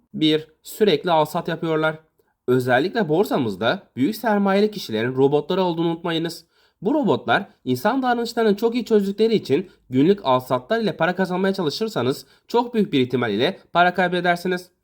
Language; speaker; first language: Turkish; native; Turkish